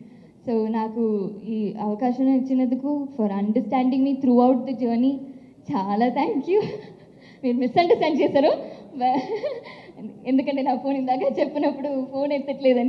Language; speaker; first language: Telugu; non-native, local second language; Tamil